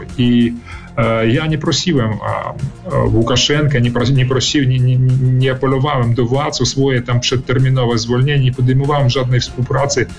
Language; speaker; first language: Polish; early bilingual, heritage; Polish